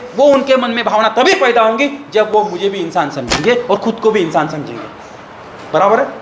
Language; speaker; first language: Hindi; non-native, local second language; Marathi